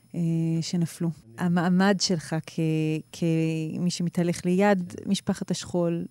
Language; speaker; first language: Hebrew; native; Hebrew